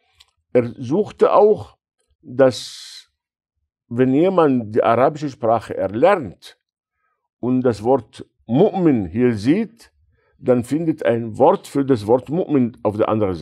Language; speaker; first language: German; non-native, fluent; Arabic